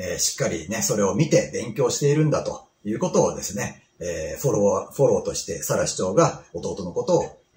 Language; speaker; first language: Japanese; native; Japanese